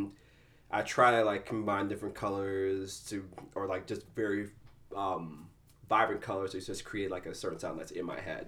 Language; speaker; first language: English; early bilingual, other home language; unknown